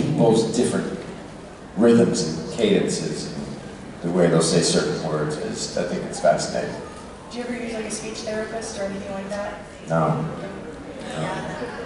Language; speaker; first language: English; native; English